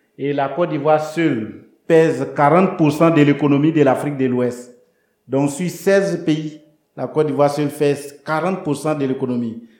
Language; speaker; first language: French; non-native, local second language; Baoulé